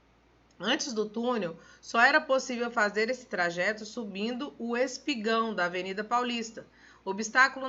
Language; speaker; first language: Portuguese; native; Portuguese